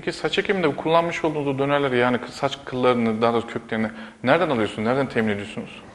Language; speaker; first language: Turkish; native; Turkish